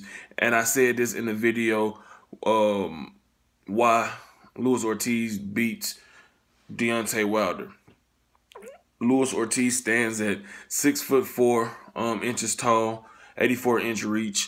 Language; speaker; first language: English; native; English